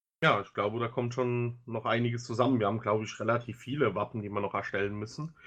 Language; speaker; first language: German; native; German